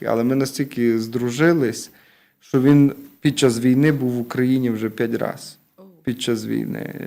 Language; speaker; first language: Ukrainian; native; Ukrainian